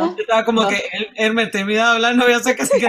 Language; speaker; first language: Spanish; native; Spanish